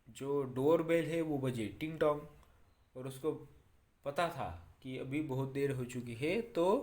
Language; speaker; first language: Hindi; non-native, local second language; Marathi